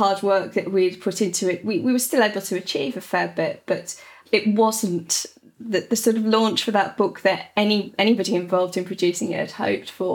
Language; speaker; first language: English; native; English